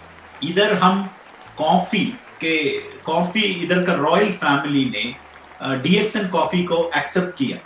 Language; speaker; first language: Hindi; non-native, local second language; Malayalam